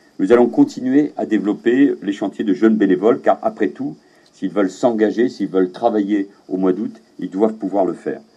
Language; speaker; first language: French; native; French